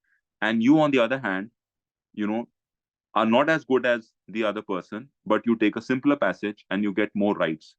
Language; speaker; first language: English; non-native, local second language; Hindi